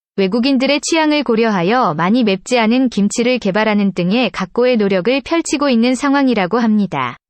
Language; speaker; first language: Korean; native; Korean